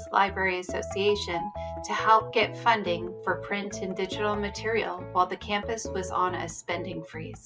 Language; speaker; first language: English; native; English